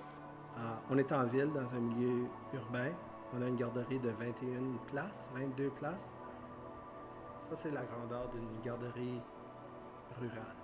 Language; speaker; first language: French; native; French